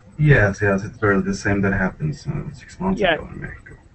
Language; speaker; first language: English; non-native, learner; Spanish